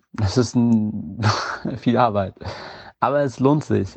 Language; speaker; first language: German; native; German